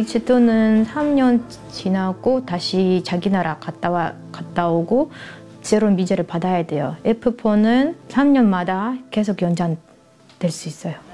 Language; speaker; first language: Korean; early bilingual, heritage; Korean